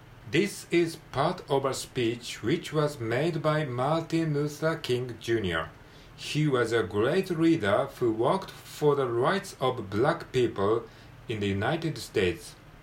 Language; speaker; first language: English; non-native, learner; Japanese